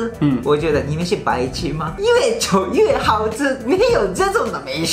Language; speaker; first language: Chinese; non-native, fluent; Japanese